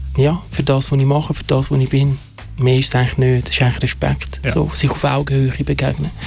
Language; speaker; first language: German; early bilingual, other home language; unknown